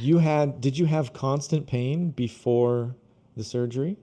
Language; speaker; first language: English; non-native, fluent; Portuguese